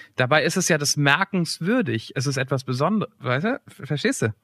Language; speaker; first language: German; native; German